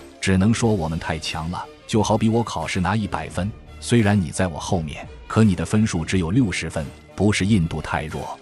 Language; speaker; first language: Chinese; native; Chinese